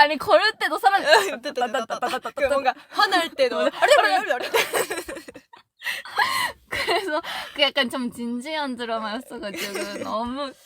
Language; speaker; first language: Korean; non-native, fluent; Japanese